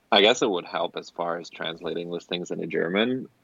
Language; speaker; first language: English; non-native, fluent; German